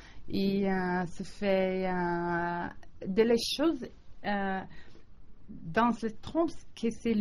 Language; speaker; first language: French; non-native, learner; English